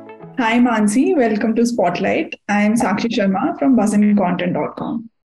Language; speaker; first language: English; non-native, local second language; Hindi